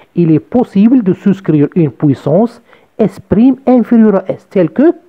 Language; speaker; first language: French; non-native, local second language; Arabic